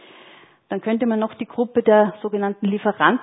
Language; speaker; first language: German; native; German